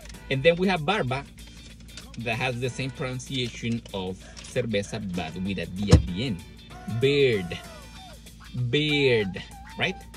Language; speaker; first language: English; non-native, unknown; Spanish